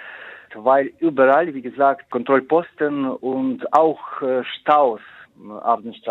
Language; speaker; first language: German; non-native, fluent; Ukrainian